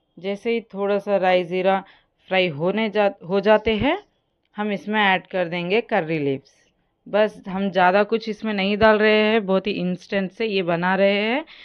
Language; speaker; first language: Hindi; native; Hindi